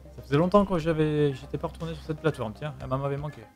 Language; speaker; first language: French; native; French